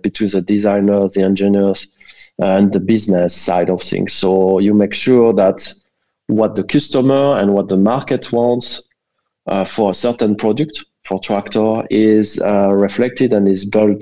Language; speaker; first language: English; non-native, fluent; French